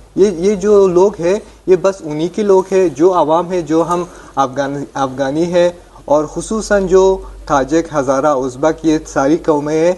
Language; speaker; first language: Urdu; non-native, fluent; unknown